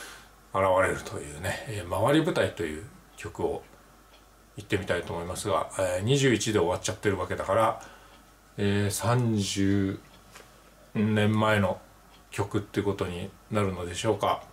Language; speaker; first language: Japanese; native; Japanese